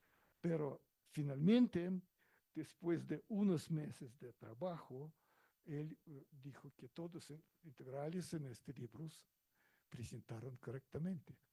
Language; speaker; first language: Spanish; non-native, learner; Russian